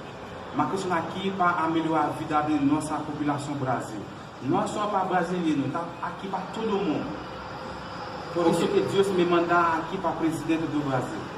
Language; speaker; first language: Portuguese; non-native, learner; Haitian Creole